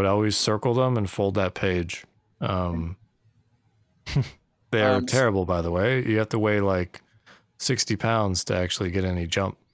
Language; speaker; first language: English; native; English